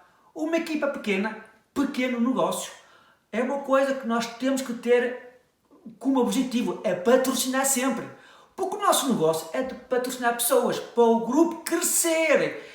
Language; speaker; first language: Portuguese; early bilingual, heritage; French